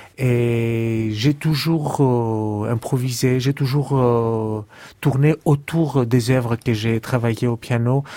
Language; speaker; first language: French; non-native, fluent; Greek